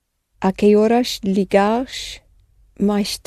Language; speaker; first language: Portuguese; non-native, learner; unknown